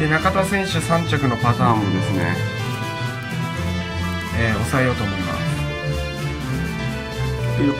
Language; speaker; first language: Japanese; native; Japanese